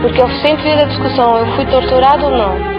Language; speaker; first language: Portuguese; native; Portuguese